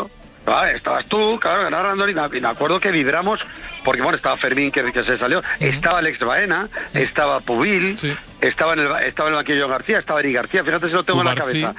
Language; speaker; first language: Spanish; native; Spanish